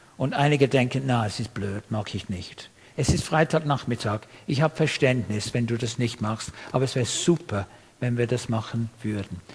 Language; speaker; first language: German; non-native, fluent; English